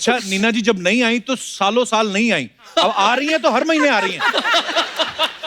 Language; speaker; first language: Hindi; native; Hindi